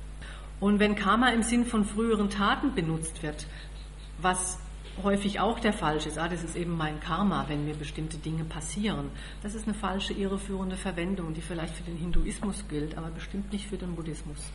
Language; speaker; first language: German; native; German